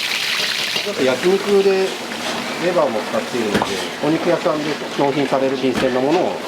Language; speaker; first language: Japanese; native; Japanese